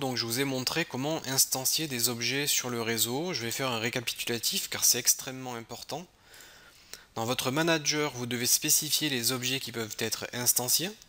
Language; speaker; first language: French; native; French